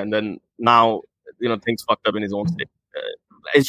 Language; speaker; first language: English; non-native, local second language; Bangla